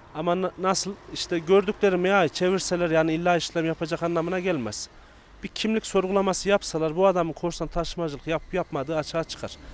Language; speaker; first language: Turkish; native; Turkish